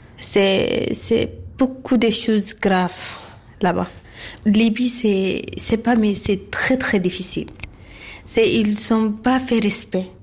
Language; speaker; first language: French; non-native, learner; Arabic